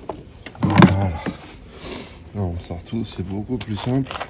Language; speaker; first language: French; native; French